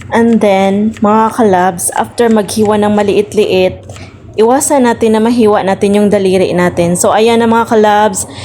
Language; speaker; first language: Filipino; non-native, local second language; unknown